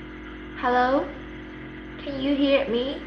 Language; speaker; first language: English; non-native, fluent; Vietnamese